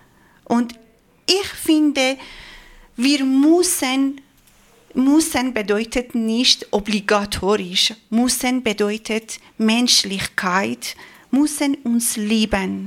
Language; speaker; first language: German; non-native, learner; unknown